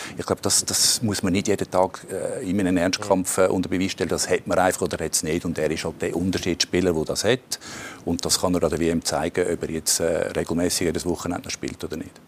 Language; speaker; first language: German; native; German